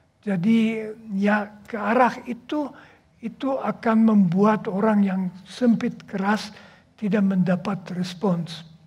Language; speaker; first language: Indonesian; non-native, fluent; German